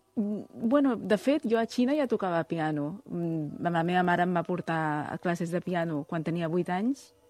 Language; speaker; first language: Catalan; non-native, fluent; Chinese